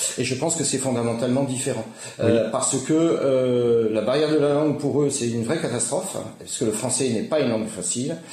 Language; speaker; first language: French; native; French